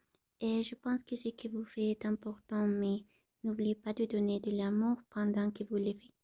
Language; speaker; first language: French; non-native, learner; Spanish